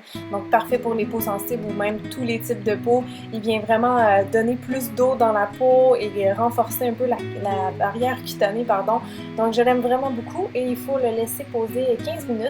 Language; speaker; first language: French; native; French